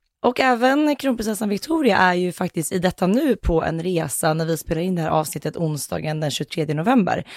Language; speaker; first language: Swedish; native; Swedish